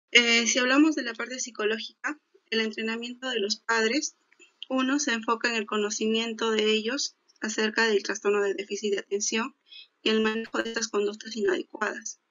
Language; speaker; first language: Spanish; native; Spanish